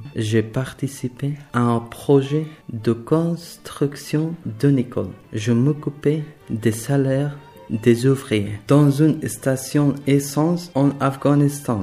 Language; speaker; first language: French; non-native, learner; Persian